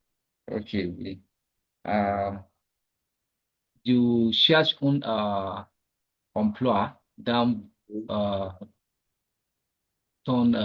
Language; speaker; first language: French; non-native, learner; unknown